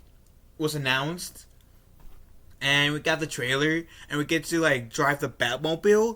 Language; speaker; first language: English; native; English